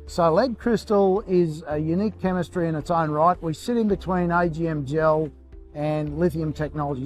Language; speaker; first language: English; native; English